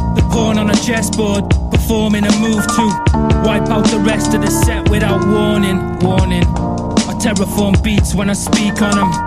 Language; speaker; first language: English; native; English